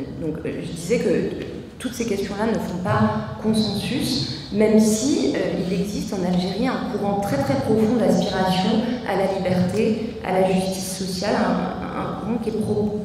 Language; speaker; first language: French; native; French